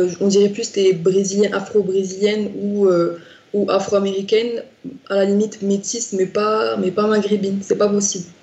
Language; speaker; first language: French; non-native, local second language; Arabic